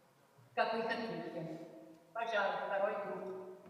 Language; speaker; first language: Russian; non-native, fluent; Italian